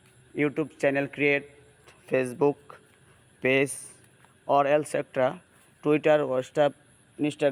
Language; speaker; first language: Hindi; non-native, learner; Bangla